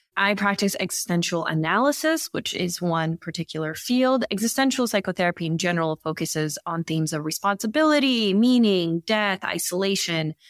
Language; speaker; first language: English; early bilingual, other home language; Bosnian